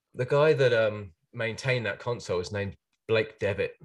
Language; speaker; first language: English; native; English